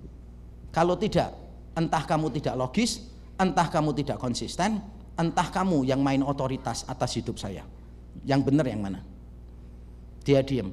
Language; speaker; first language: Indonesian; native; Indonesian